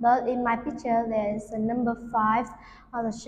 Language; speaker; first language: English; non-native, learner; Vietnamese